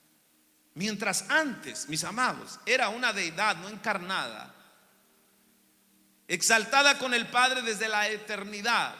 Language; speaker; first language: Spanish; native; Spanish